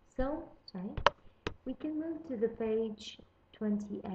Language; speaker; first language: English; non-native, fluent; Lithuanian